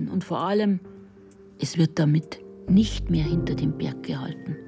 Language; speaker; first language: German; native; German